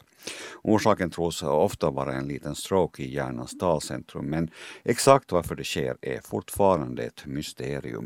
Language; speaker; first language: Swedish; native; Swedish